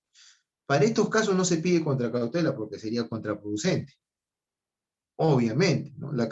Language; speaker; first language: Spanish; native; Spanish